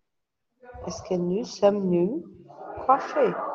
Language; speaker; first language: French; non-native, learner; Portuguese